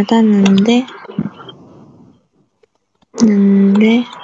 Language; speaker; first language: Korean; non-native, learner; Chinese